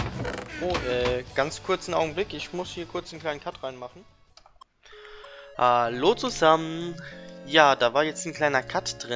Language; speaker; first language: German; native; German